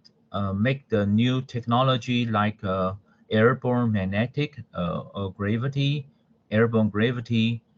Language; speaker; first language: English; non-native, fluent; Chinese